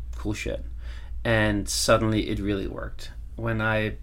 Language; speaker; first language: English; non-native, fluent; Danish